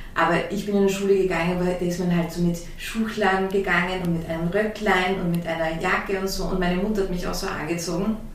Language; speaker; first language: German; early bilingual, heritage; German